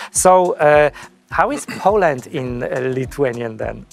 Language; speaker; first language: English; non-native, fluent; Polish